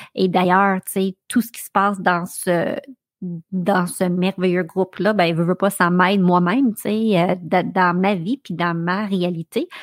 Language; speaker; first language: French; native; French